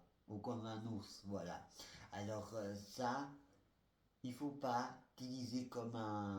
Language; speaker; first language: French; non-native, fluent; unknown